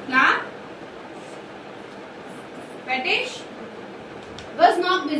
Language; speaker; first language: German; non-native, fluent; Hindi